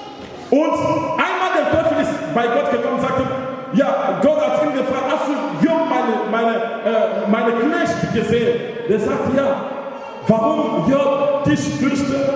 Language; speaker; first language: German; non-native, learner; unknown